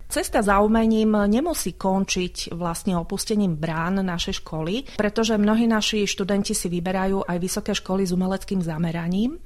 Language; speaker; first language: Slovak; native; Slovak